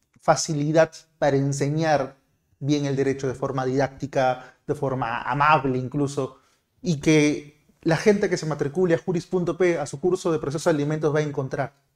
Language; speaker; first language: Spanish; native; Spanish